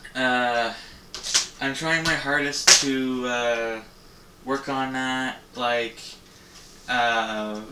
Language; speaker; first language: English; native; English